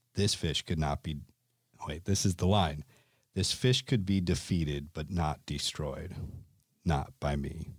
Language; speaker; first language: English; native; English